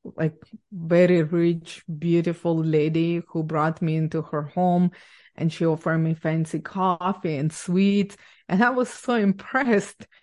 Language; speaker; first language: English; non-native, fluent; Ukrainian